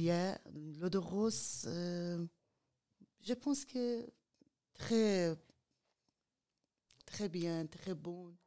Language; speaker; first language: French; non-native, learner; Persian